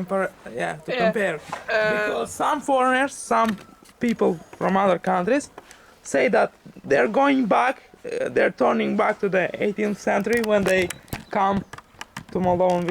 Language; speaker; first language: English; non-native, fluent; Romanian